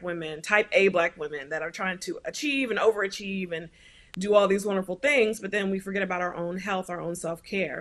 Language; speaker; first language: English; native; English